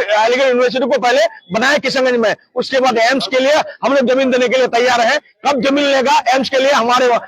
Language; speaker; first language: Hindi; non-native, local second language; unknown